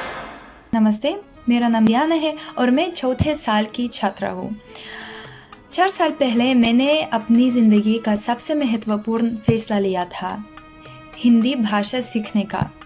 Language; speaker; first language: Hindi; non-native, fluent; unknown